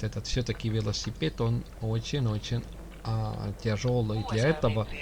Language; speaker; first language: Russian; non-native, local second language; Estonian